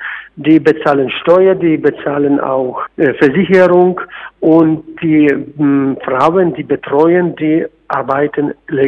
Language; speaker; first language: German; non-native, fluent; Polish